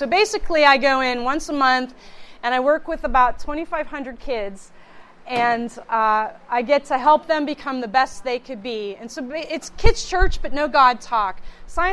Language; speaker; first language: English; native; English